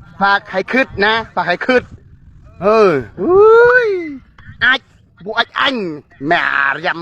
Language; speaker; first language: Thai; non-native, fluent; Khmer